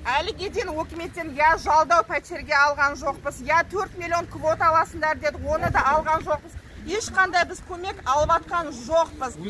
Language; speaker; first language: Kazakh; early bilingual, heritage; Kazakh